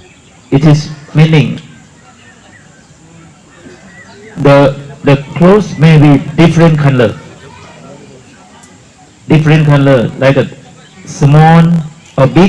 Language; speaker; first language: English; non-native, learner; Thai